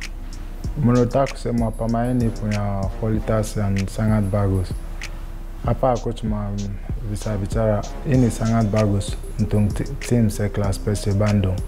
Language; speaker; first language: Indonesian; non-native, fluent; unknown